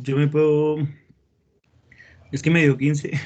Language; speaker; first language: Spanish; native; Spanish